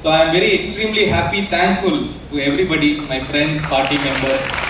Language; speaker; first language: Kannada; non-native, local second language; Tamil